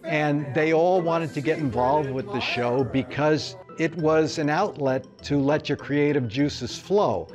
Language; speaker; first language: English; native; English